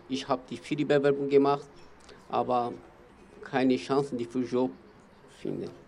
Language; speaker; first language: German; non-native, learner; Kurdish